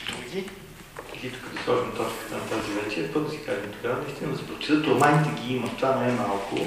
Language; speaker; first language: Bulgarian; native; Bulgarian